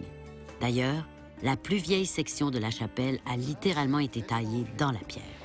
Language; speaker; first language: French; native; French